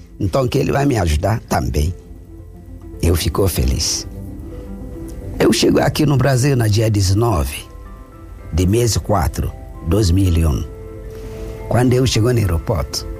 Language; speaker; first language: Portuguese; non-native, learner; Igbo